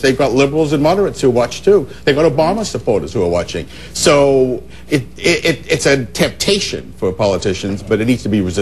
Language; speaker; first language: English; native; English